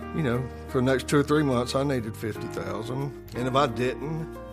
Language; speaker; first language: English; native; English